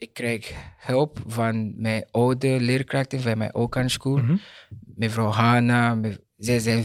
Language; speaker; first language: Dutch; non-native, learner; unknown